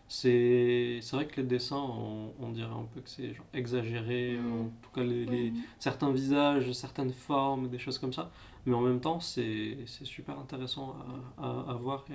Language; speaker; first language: French; native; French